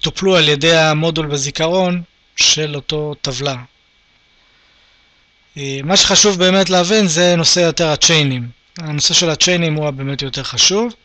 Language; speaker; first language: Hebrew; native; Hebrew